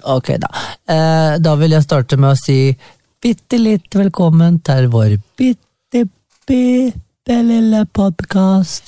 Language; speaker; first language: Norwegian; native; Norwegian